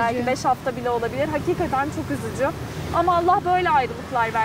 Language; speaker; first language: Turkish; native; Turkish